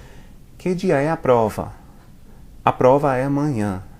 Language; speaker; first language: Portuguese; non-native, fluent; English